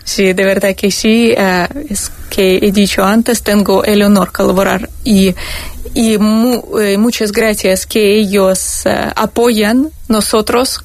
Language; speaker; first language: Spanish; non-native, learner; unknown